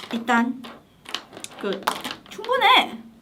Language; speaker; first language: Korean; non-native, fluent; Chinese